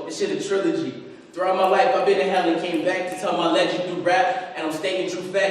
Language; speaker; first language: English; native; English